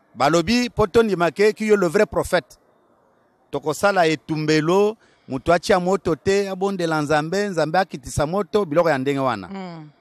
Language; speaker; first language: Lingala; non-native, local second language; Luba-Lulua